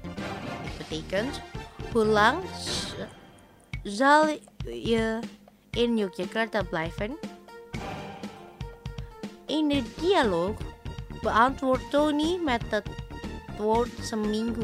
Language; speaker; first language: Dutch; non-native, fluent; Indonesian